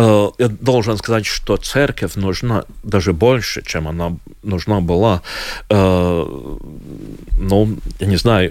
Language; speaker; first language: Russian; non-native, local second language; Latvian